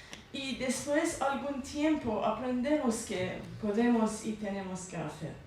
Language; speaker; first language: Spanish; non-native, learner; Persian